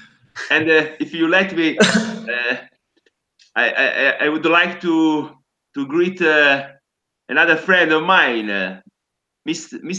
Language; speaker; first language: English; non-native, fluent; Italian